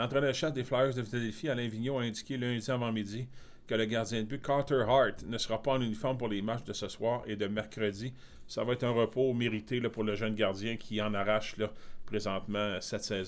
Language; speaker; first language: French; native; French